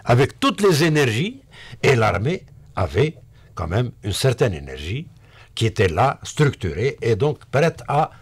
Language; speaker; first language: French; non-native, local second language; Arabic